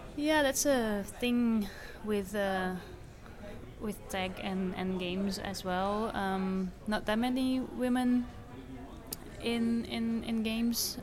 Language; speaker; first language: English; non-native, fluent; Dutch